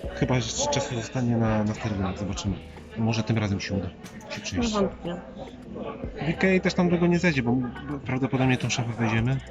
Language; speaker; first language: Polish; native; Polish